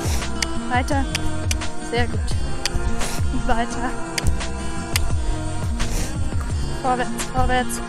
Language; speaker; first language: German; native; German